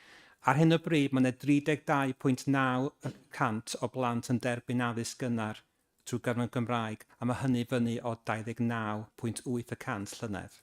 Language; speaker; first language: Welsh; native; Welsh